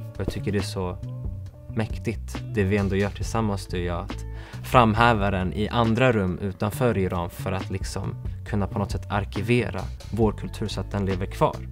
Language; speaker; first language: Swedish; early bilingual, other home language; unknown